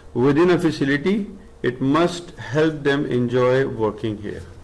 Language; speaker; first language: English; non-native, local second language; Urdu